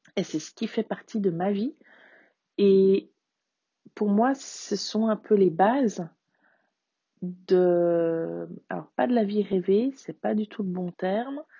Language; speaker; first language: French; native; French